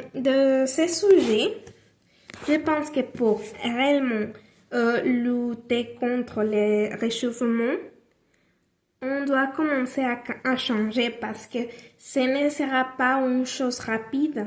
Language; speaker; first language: French; non-native, learner; Spanish